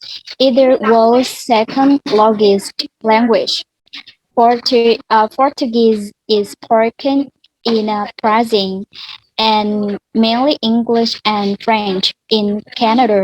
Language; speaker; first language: English; non-native, learner; Vietnamese